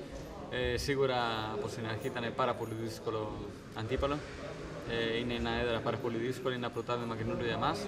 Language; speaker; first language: Greek; non-native, fluent; Spanish